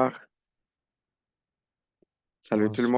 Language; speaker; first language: French; non-native, fluent; Spanish